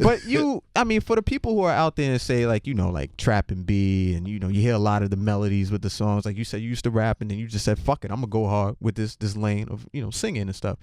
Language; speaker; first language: English; native; English